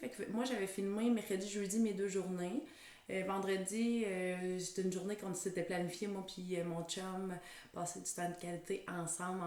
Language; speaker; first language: French; native; French